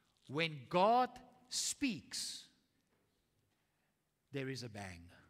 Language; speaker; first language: English; non-native, local second language; Afrikaans